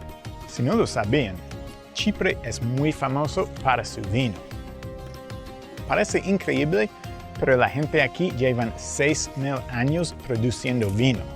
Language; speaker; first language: Spanish; early bilingual, heritage; English